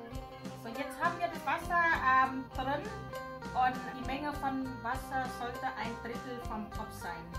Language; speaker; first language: German; non-native, fluent; Thai